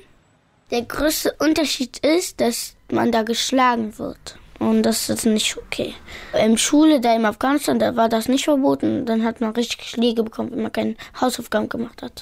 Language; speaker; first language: German; early bilingual, other home language; Pashto